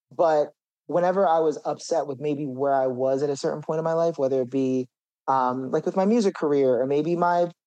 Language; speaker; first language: English; native; English